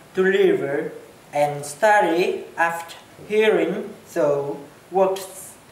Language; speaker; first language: English; non-native, learner; Chinese